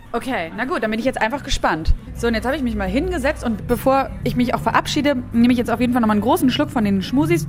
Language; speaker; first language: German; native; German